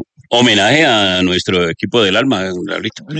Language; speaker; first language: Spanish; native; Spanish